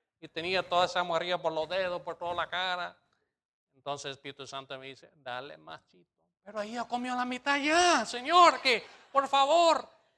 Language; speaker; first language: Spanish; non-native, fluent; English